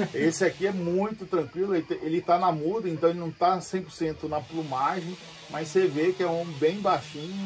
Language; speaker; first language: Portuguese; native; Portuguese